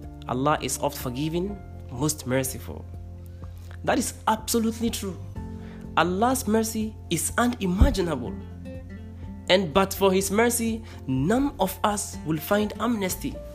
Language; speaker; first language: English; non-native, local second language; Akan